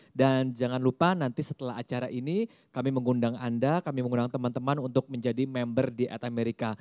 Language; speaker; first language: Indonesian; native; Indonesian